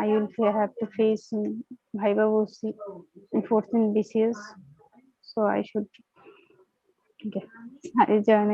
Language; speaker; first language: English; non-native, learner; Bangla